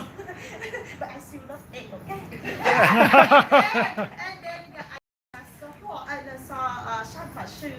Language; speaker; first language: English; non-native, learner; Vietnamese